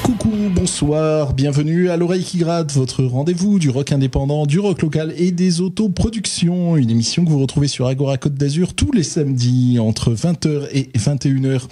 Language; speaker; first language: French; native; French